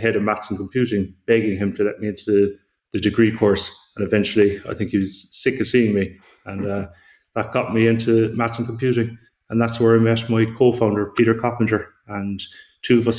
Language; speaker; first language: English; native; English